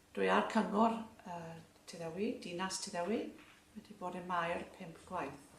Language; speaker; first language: Welsh; native; Welsh